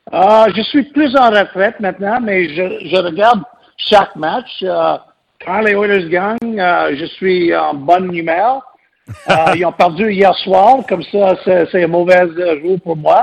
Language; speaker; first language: French; non-native, local second language; English